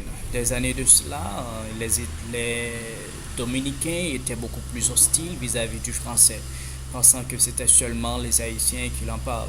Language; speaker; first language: French; non-native, fluent; Spanish